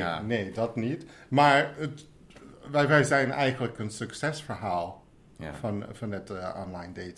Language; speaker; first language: Dutch; non-native, fluent; English